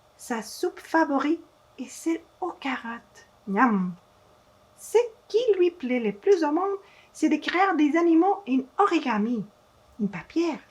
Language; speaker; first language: French; non-native, fluent; Spanish